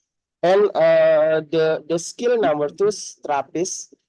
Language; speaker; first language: English; non-native, learner; Indonesian